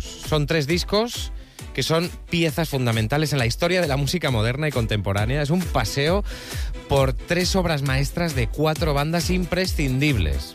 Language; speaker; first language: Spanish; native; Spanish